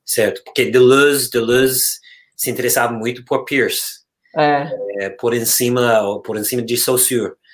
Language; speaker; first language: Portuguese; non-native, fluent; English